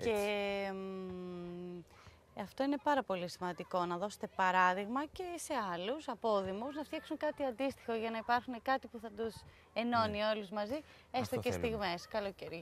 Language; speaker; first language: Greek; native; Greek